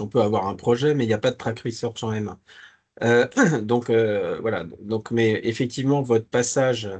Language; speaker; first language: French; native; French